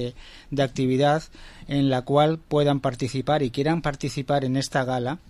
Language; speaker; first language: Spanish; native; Spanish